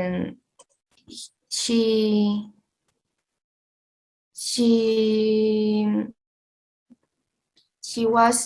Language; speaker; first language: English; non-native, learner; Spanish